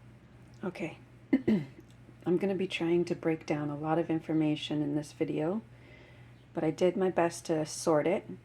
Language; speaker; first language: English; native; English